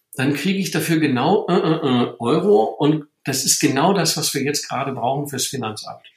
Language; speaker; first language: German; native; German